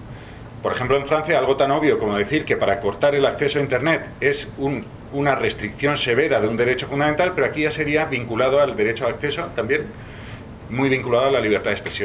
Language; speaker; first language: Spanish; native; Spanish